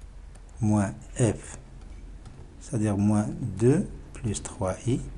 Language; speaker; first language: French; non-native, local second language; Arabic